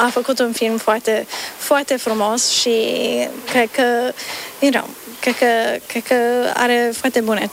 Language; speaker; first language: Romanian; early bilingual, heritage; Romanian